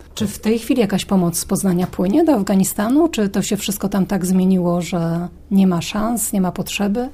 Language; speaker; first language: Polish; native; Polish